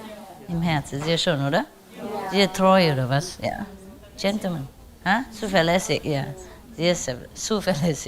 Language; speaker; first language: German; non-native, learner; Vietnamese